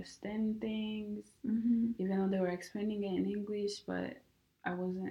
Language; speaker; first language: English; non-native, local second language; Kinyarwanda